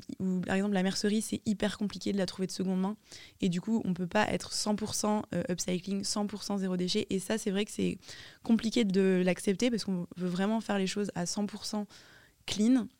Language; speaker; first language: French; native; French